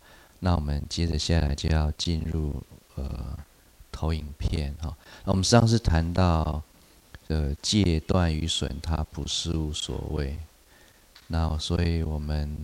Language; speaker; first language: Chinese; native; Chinese